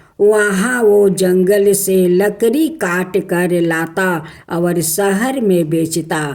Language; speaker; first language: Hindi; native; Hindi